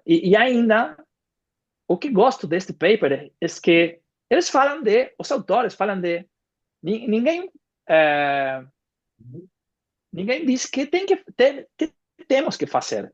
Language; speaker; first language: Portuguese; non-native, fluent; Spanish